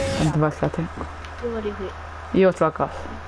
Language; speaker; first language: Italian; native; Italian